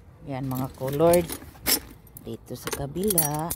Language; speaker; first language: Filipino; native; Filipino